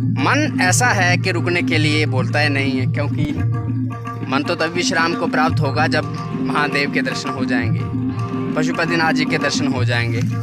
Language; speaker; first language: Hindi; native; Hindi